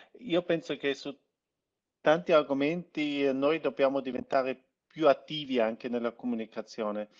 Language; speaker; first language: Italian; non-native, local second language; German